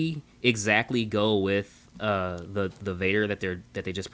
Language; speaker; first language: English; native; English